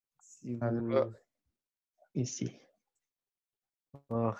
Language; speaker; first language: French; non-native, learner; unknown